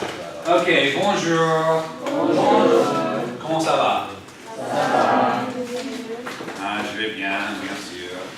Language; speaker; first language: French; non-native, fluent; English